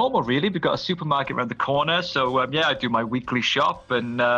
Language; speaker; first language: English; native; English